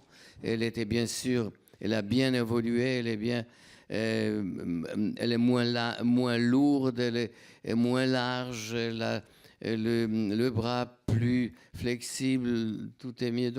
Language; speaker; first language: French; non-native, fluent; Polish